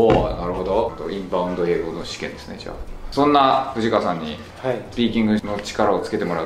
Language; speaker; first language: Japanese; native; Japanese